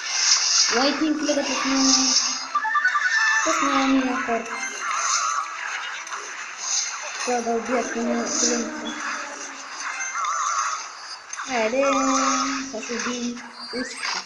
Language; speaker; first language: Bulgarian; native; Bulgarian